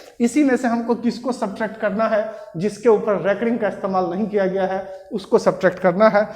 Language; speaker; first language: Hindi; native; Hindi